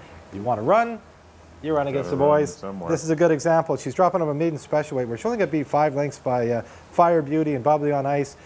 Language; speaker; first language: English; native; English